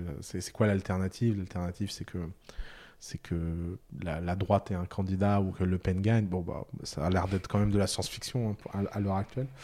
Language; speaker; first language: French; early bilingual, other home language; Arabic